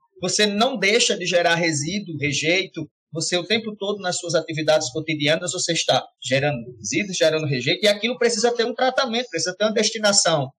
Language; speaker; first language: Portuguese; native; Portuguese